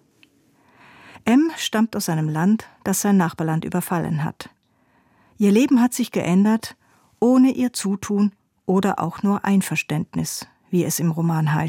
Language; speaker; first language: German; native; German